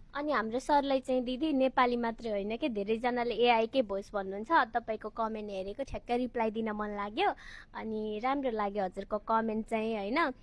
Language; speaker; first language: Nepali; native; Nepali